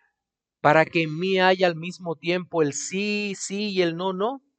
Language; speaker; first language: Spanish; native; Spanish